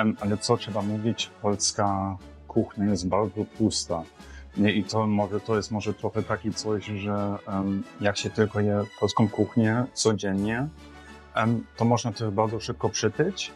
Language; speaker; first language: Polish; non-native, learner; German